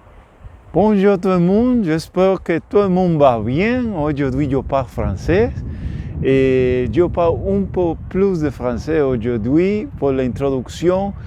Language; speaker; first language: French; non-native, learner; Spanish